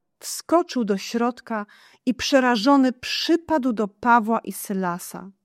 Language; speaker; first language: Polish; non-native, fluent; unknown